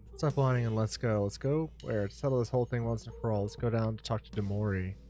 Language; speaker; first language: English; native; English